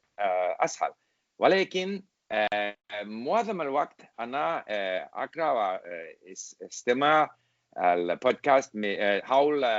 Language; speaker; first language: Arabic; non-native, learner; English